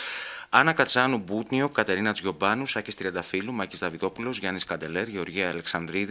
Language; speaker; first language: Greek; native; Greek